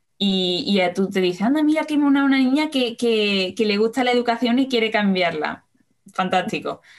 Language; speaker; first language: Spanish; native; Spanish